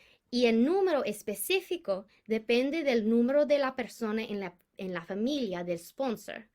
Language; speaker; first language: Spanish; non-native, fluent; English